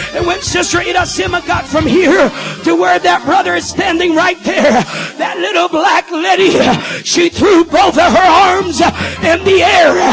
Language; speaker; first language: English; non-native, fluent; Portuguese